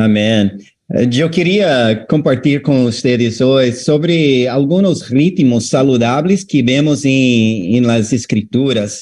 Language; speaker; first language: Portuguese; non-native, fluent; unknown